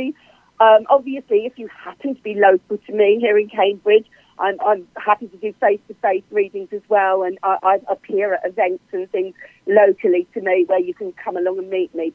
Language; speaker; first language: English; native; English